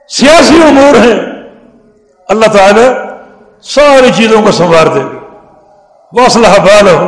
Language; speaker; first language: Urdu; native; Urdu